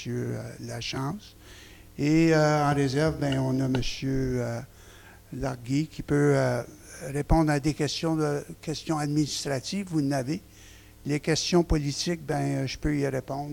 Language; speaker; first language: French; native; French